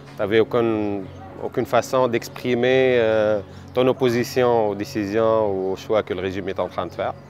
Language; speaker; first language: French; non-native, local second language; Arabic